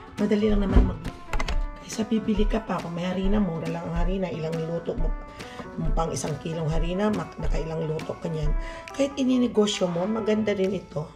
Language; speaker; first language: Filipino; non-native, local second language; Cebuano